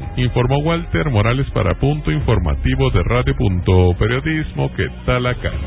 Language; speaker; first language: Spanish; native; Spanish